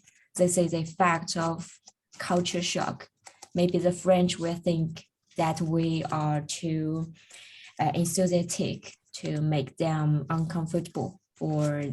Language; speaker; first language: English; non-native, learner; Chinese